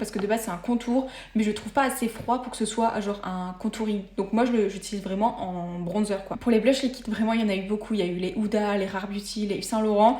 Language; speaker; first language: French; native; French